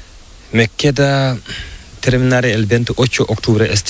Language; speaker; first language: Spanish; non-native, learner; Fula